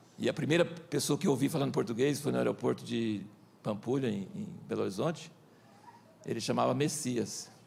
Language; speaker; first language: Portuguese; early bilingual, other home language; English